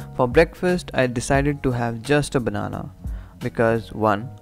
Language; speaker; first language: English; non-native, local second language; Hindi